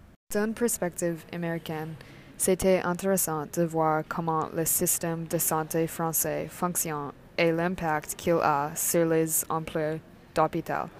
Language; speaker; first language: French; non-native, learner; English